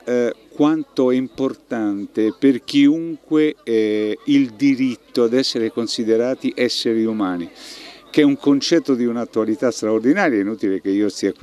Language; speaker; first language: Italian; native; Italian